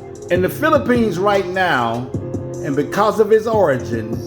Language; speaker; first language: English; native; English